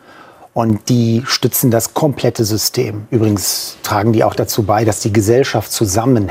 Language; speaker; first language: German; native; German